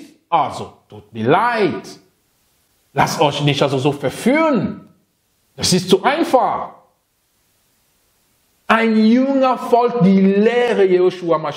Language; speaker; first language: German; non-native, fluent; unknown